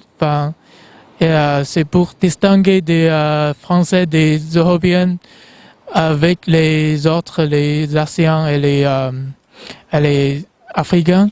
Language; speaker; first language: French; non-native, fluent; Chinese